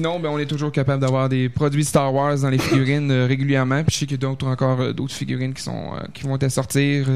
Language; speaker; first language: French; native; French